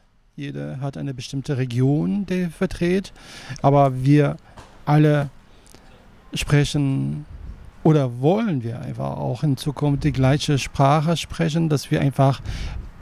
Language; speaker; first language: German; non-native, fluent; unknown